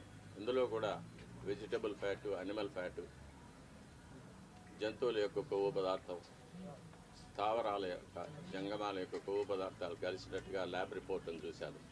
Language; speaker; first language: Telugu; native; Telugu